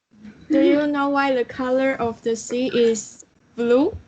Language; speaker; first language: English; non-native, learner; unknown